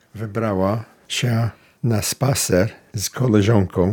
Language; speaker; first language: Polish; non-native, learner; English